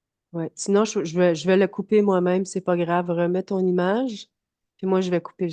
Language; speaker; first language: French; native; French